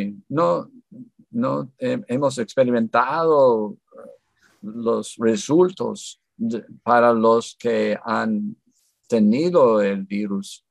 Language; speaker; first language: Spanish; non-native, fluent; English